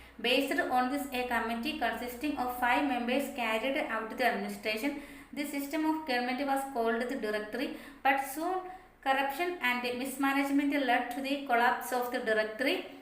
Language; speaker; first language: English; non-native, local second language; Malayalam